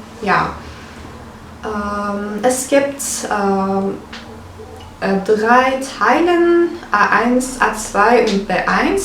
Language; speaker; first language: German; non-native, fluent; Turkish